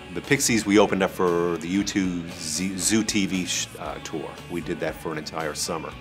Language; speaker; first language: English; native; English